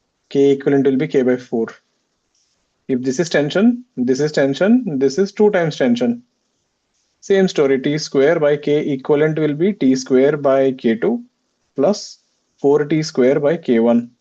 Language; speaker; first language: English; non-native, local second language; Hindi